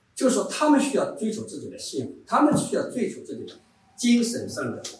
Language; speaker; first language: Chinese; native; Chinese